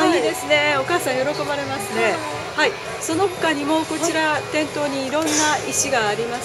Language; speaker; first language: Japanese; native; Japanese